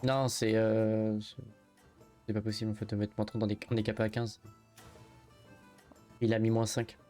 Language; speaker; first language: French; native; French